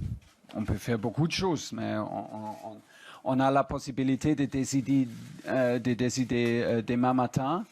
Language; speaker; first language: French; non-native, fluent; German